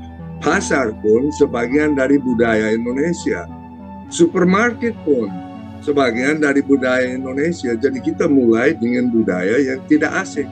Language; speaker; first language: Indonesian; non-native, fluent; English